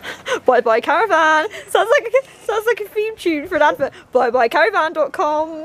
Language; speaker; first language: English; native; English